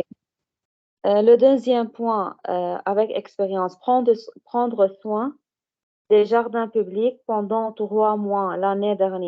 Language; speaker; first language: French; non-native, learner; Arabic